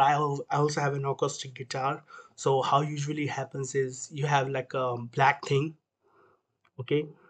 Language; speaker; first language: English; non-native, local second language; Hindi